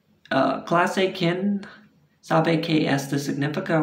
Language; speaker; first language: Spanish; non-native, learner; English